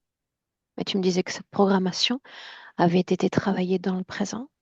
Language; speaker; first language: French; native; French